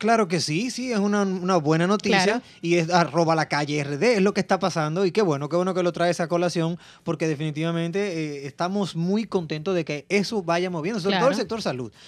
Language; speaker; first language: Spanish; native; Spanish